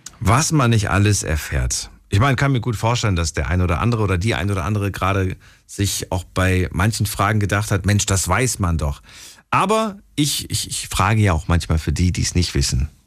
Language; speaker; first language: German; native; German